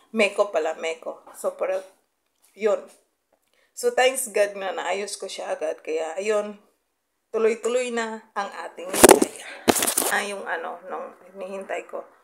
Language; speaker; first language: Filipino; non-native, local second language; Cebuano